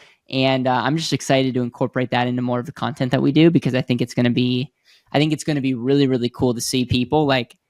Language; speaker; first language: English; native; English